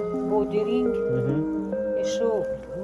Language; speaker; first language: Russian; non-native, local second language; Shughni